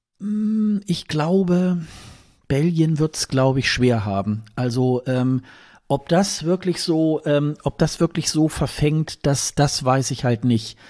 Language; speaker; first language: German; native; German